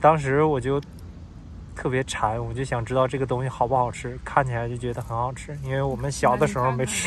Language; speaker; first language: Chinese; native; Chinese